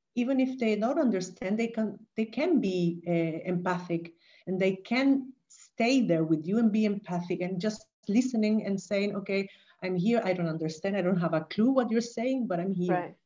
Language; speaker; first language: English; non-native, fluent; Spanish